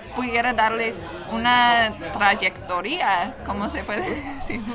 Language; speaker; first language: Spanish; non-native, fluent; English